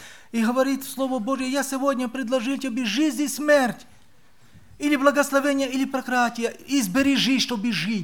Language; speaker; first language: Russian; non-native, local second language; Romany